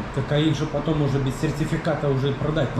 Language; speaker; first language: Russian; native; Russian